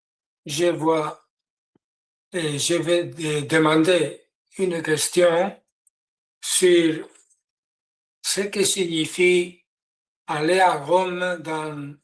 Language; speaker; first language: French; non-native, learner; Spanish